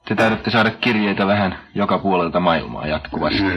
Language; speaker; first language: Finnish; native; Finnish